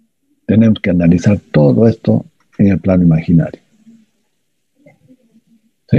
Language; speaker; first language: Spanish; native; Spanish